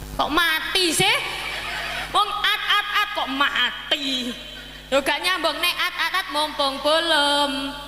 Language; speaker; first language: Indonesian; non-native, local second language; Javanese